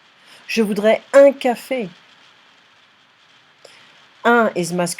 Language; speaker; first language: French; non-native, fluent; English